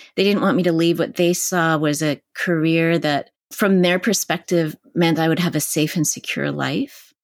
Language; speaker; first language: English; native; English